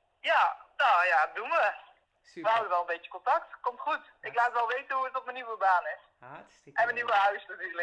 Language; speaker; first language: Dutch; native; Dutch